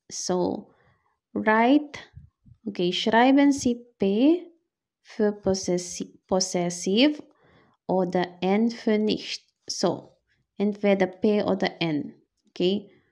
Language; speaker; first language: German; non-native, fluent; Filipino